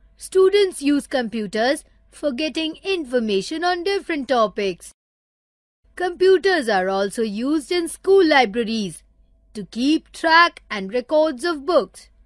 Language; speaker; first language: English; non-native, local second language; Urdu